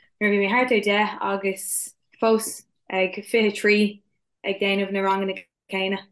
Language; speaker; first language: Irish; non-native, local second language; English